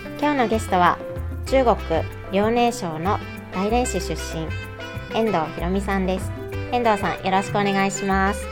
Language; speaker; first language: Japanese; native; Japanese